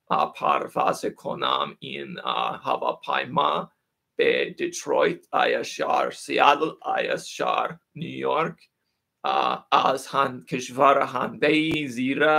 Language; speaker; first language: Persian; non-native, learner; English